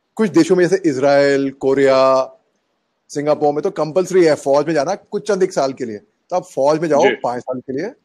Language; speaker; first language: Hindi; native; Hindi